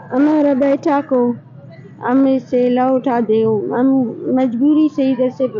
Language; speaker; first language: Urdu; non-native, local second language; Brahui